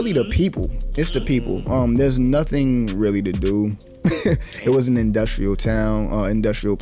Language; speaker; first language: English; native; English